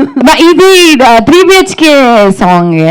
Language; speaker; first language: Telugu; non-native, learner; Kannada